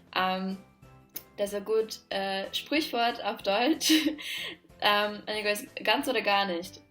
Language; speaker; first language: German; non-native, fluent; Latvian